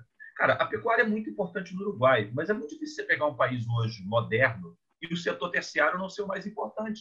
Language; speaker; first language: Portuguese; native; Portuguese